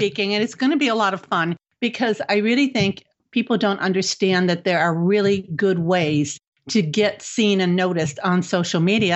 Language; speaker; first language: English; native; English